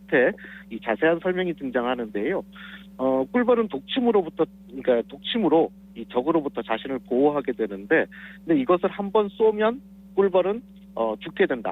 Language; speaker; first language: Korean; native; Korean